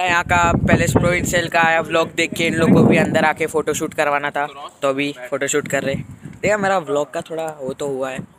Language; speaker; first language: Hindi; non-native, local second language; Gujarati